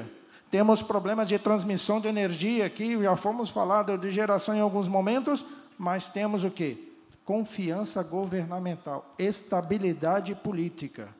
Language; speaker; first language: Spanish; non-native, learner; Portuguese